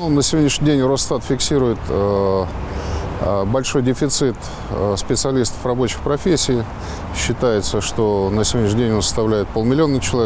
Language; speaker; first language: Russian; native; Russian